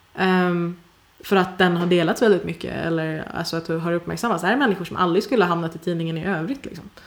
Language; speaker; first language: Swedish; early bilingual, other home language; Persian